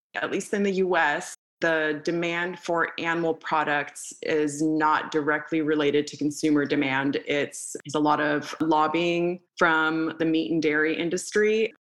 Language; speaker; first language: English; early bilingual, other home language; Romanian